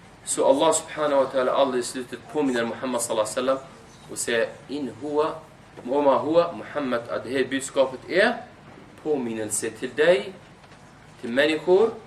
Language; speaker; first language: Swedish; non-native, fluent; Arabic